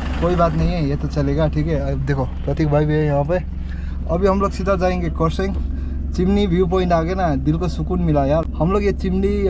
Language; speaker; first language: Hindi; non-native, local second language; Nepali